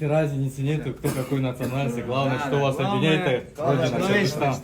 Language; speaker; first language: Russian; non-native, local second language; Kyrgyz